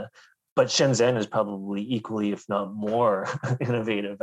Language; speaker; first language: English; native; English